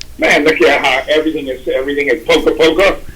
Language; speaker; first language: English; native; English